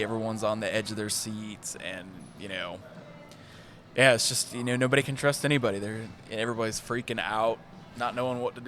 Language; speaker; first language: English; native; English